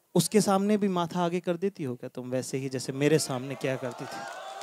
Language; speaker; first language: Hindi; native; Hindi